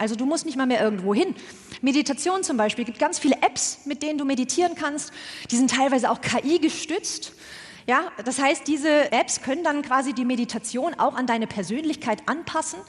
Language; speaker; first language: German; native; German